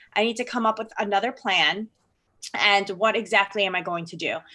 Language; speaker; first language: English; early bilingual, other home language; Filipino